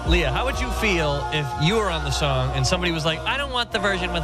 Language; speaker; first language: English; native; English